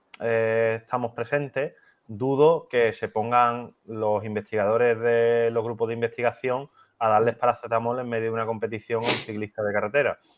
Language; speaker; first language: Spanish; native; Spanish